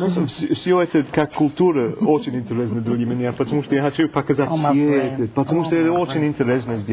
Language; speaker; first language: Russian; non-native, learner; English